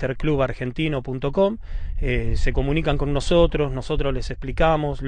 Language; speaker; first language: Spanish; native; Spanish